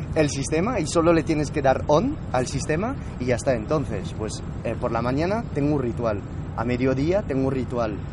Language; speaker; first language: Spanish; non-native, fluent; French